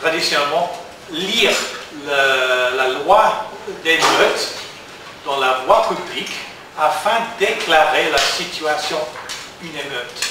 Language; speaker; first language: French; non-native, learner; English